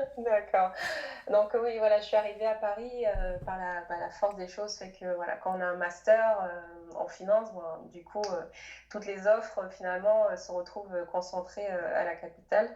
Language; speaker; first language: French; native; French